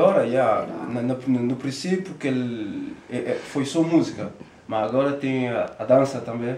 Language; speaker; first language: Portuguese; non-native, learner; French